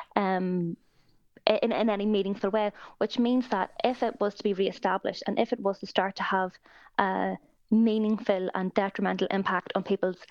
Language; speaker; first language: English; native; English